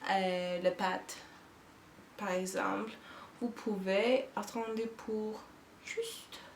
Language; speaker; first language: French; non-native, learner; Turkish